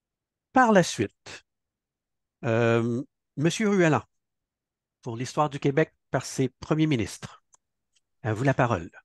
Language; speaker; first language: French; native; French